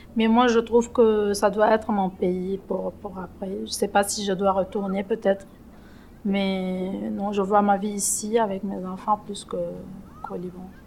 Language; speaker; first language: French; non-native, local second language; Arabic